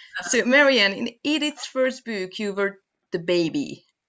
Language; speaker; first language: English; non-native, fluent; Hungarian